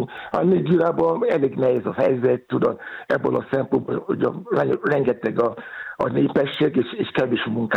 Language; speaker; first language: Hungarian; non-native, fluent; Yoruba